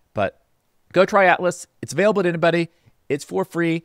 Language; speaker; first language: English; native; English